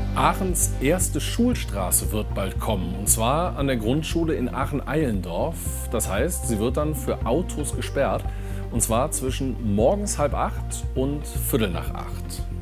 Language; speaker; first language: German; native; German